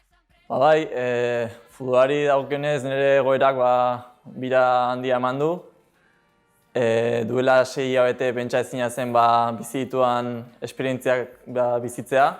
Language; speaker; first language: Basque; non-native, local second language; Spanish